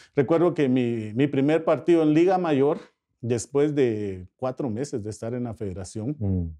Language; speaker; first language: Spanish; native; Spanish